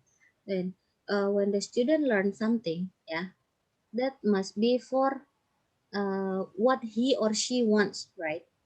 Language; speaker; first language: English; non-native, fluent; Indonesian